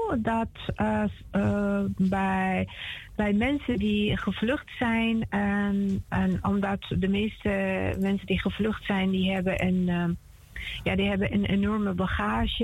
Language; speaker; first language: Dutch; non-native, fluent; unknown